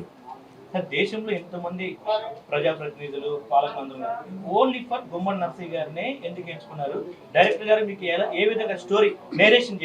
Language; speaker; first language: Telugu; native; Telugu